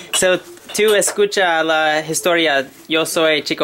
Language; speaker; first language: Spanish; non-native, learner; English